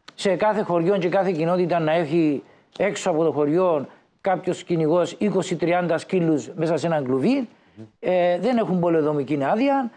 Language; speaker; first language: Greek; native; Greek